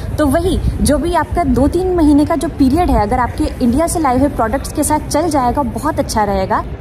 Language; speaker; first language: Hindi; native; Hindi